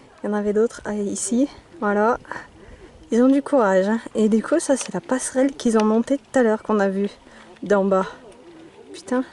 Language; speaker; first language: French; native; French